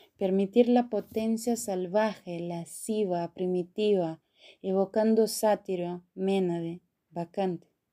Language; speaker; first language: Spanish; non-native, fluent; Portuguese